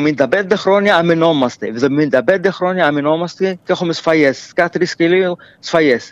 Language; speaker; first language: Greek; non-native, fluent; Arabic